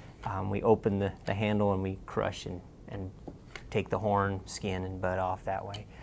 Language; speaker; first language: English; native; English